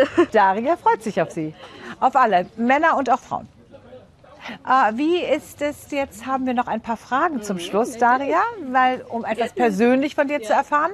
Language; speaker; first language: German; native; German